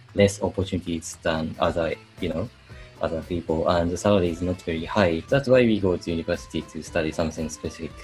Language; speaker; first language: English; non-native, learner; Japanese